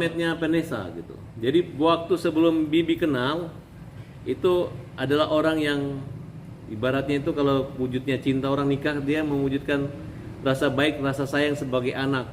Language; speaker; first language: Indonesian; native; Indonesian